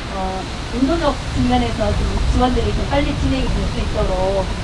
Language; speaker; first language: Korean; native; Korean